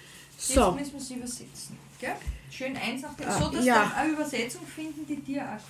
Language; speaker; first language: German; native; German